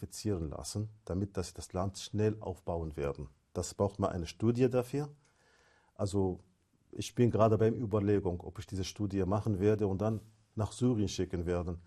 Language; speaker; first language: German; non-native, fluent; Arabic